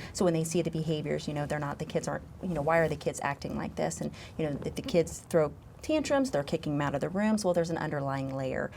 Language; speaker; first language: English; native; English